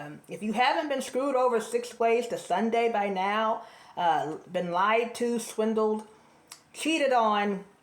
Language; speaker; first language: English; native; English